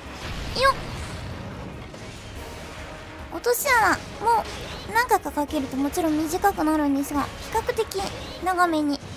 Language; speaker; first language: Japanese; native; Japanese